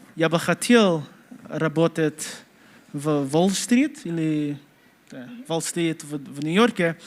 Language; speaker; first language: Russian; non-native, learner; English